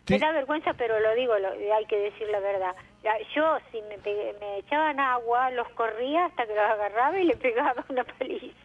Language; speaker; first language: Spanish; native; Spanish